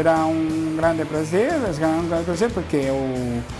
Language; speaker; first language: Portuguese; non-native, fluent; Italian